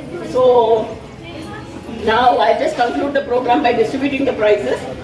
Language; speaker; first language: English; non-native, local second language; Telugu